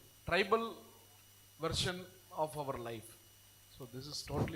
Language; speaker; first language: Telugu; non-native, fluent; Tamil